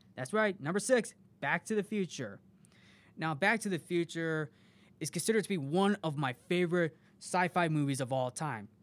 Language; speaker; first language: English; native; English